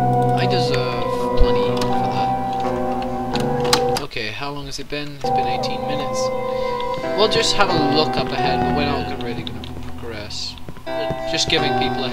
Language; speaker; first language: English; native; English